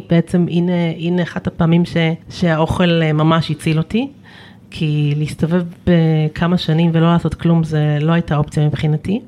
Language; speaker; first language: Hebrew; native; Hebrew